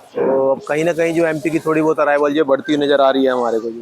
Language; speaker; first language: Hindi; native; Hindi